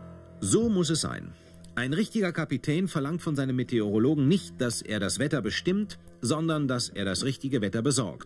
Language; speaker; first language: German; native; German